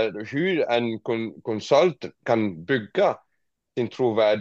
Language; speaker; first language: Swedish; non-native, fluent; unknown